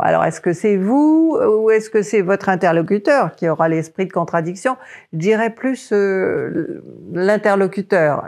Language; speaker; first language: French; native; French